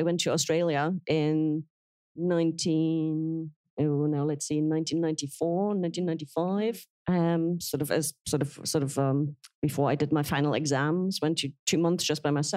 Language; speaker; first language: English; non-native, fluent; German